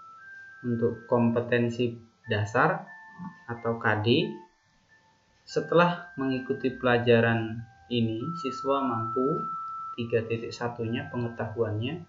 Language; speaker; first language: Indonesian; native; Indonesian